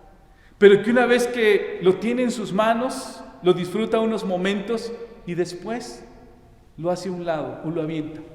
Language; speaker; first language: Spanish; native; Spanish